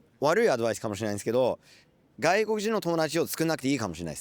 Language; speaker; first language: Japanese; non-native, fluent; English